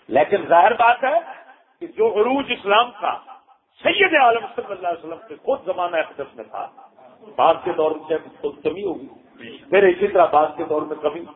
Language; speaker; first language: Urdu; non-native, local second language; Punjabi